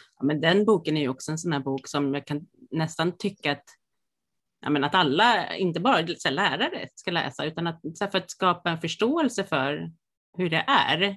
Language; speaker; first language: Swedish; native; Swedish